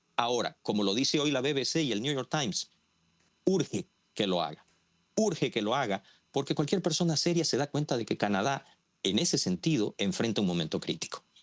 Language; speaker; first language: Spanish; native; Spanish